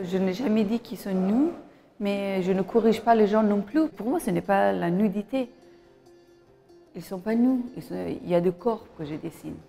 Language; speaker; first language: French; non-native, fluent; Persian